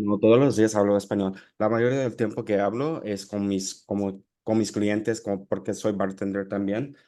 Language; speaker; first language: Spanish; early bilingual, heritage; Spanish